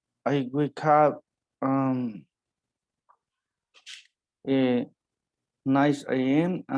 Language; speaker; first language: English; non-native, learner; Spanish